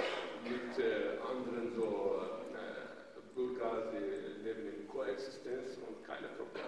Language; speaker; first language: German; non-native, fluent; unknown